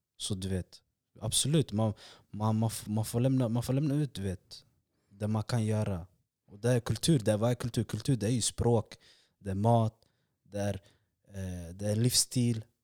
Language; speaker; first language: Swedish; early bilingual, other home language; Somali